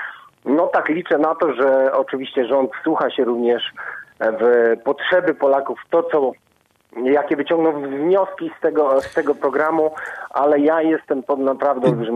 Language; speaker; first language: Polish; native; Polish